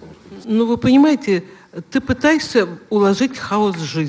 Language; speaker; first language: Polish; non-native, learner; Russian